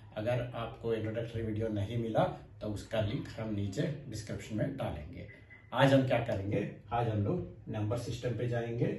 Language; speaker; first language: Hindi; non-native, local second language; Kannada